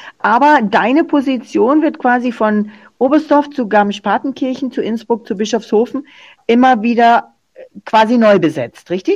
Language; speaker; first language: German; native; German